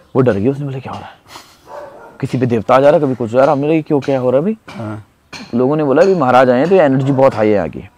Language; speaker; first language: Hindi; native; Hindi